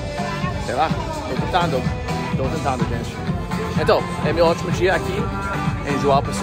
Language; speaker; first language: Portuguese; non-native, fluent; English